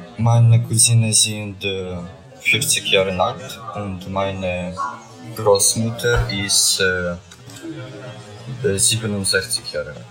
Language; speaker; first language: German; non-native, learner; Ukrainian